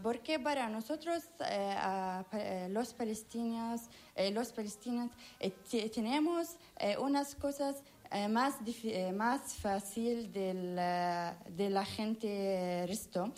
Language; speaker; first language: Spanish; non-native, learner; Arabic